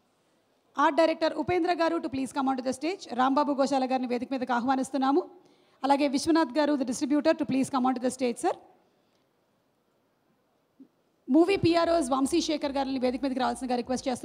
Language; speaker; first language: Telugu; native; Telugu